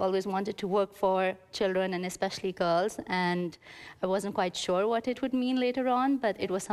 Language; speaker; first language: English; non-native, local second language; Urdu